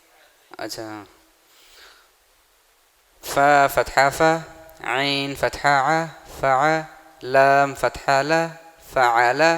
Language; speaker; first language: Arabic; non-native, fluent; Urdu